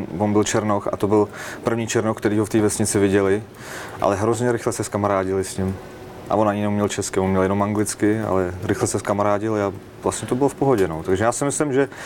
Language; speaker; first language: Czech; early bilingual, other home language; Armenian